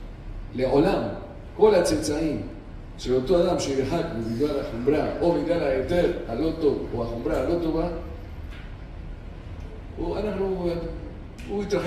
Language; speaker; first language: Hebrew; non-native, fluent; Spanish